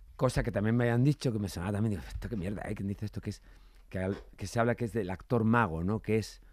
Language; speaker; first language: Spanish; native; Spanish